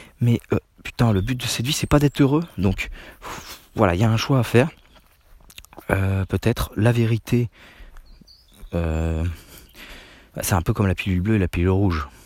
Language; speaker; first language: French; native; French